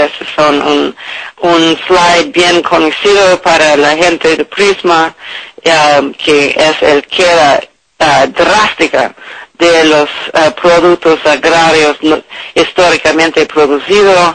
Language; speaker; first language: Spanish; non-native, learner; English